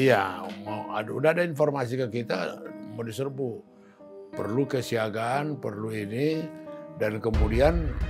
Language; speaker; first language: Indonesian; native; Indonesian